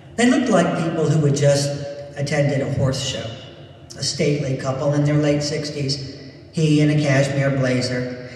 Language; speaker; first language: English; native; English